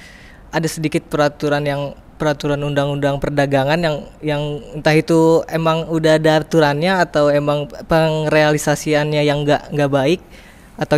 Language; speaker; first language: Indonesian; native; Indonesian